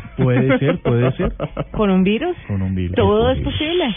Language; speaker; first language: Spanish; native; Spanish